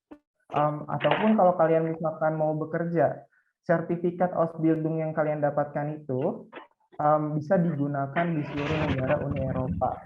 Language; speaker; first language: Indonesian; native; Indonesian